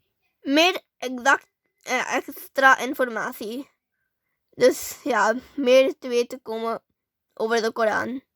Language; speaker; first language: Dutch; early bilingual, other home language; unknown